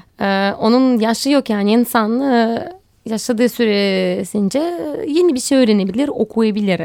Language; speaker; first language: Turkish; non-native, fluent; Russian